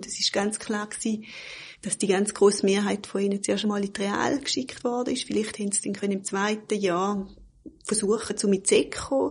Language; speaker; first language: German; native; German